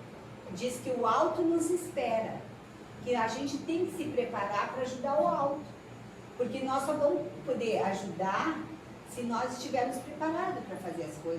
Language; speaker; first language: Portuguese; native; Portuguese